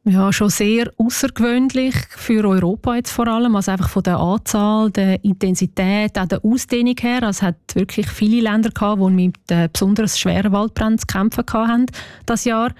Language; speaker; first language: German; native; German